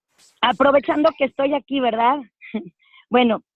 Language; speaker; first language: Spanish; native; Spanish